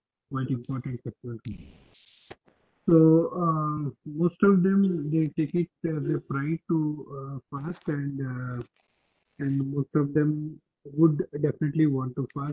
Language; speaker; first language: English; non-native, local second language; Telugu